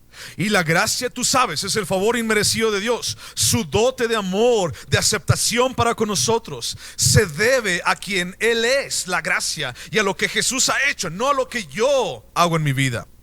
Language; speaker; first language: Spanish; native; Spanish